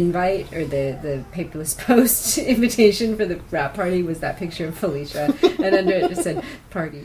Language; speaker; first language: English; native; English